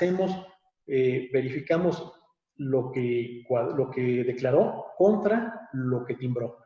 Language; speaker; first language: Spanish; native; Spanish